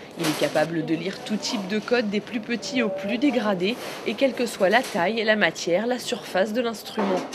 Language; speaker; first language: French; native; French